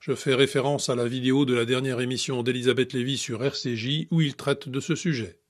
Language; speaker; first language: French; native; French